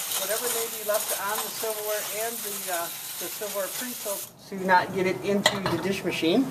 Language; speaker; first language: English; native; English